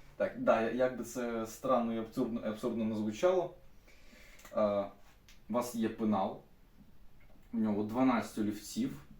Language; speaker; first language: Ukrainian; non-native, local second language; Russian